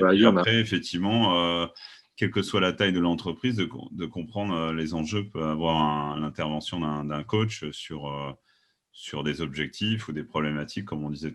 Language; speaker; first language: French; native; French